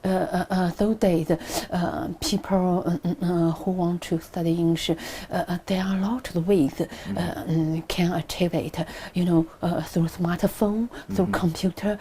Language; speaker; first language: English; non-native, learner; Chinese